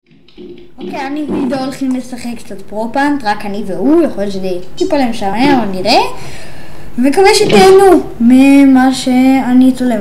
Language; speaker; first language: Hebrew; native; Hebrew